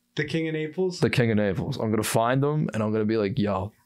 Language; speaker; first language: English; native; English